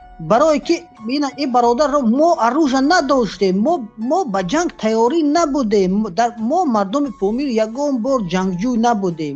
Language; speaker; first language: Tajik; non-native, local second language; Shughni